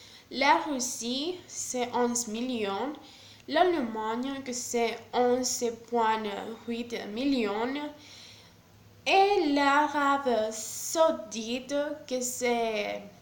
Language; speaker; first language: French; non-native, learner; Spanish